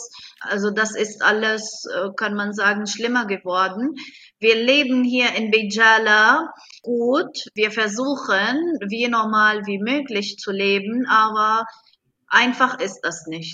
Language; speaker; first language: German; non-native, fluent; Arabic